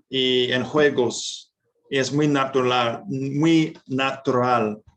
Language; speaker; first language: Spanish; non-native, fluent; English